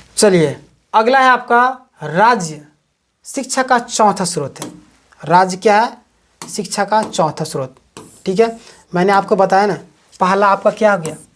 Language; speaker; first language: Hindi; native; Hindi